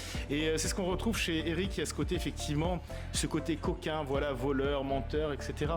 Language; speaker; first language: French; native; French